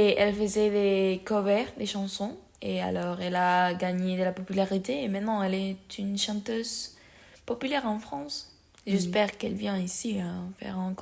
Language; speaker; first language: French; non-native, learner; Spanish